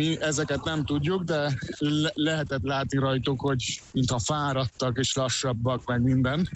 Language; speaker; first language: Hungarian; early bilingual, heritage; Hungarian